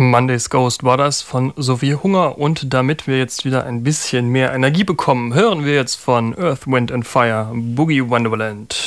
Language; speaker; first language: German; native; German